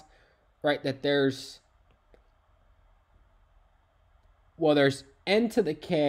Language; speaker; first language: English; native; English